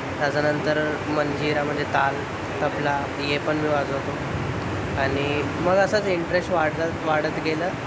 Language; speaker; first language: Marathi; non-native, local second language; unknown